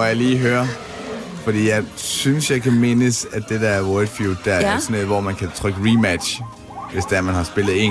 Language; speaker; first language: Danish; native; Danish